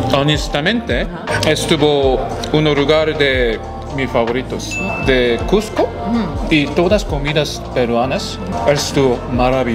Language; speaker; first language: Spanish; non-native, learner; Korean